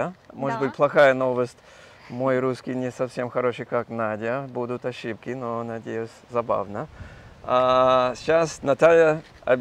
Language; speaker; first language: Russian; non-native, learner; English